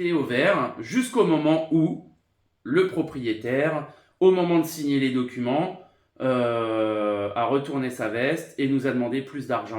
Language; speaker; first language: French; native; French